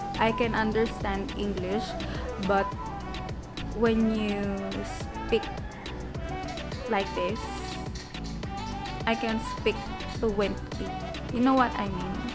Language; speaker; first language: English; non-native, local second language; Filipino